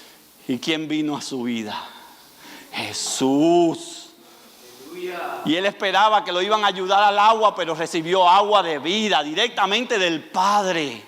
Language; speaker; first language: Spanish; native; Spanish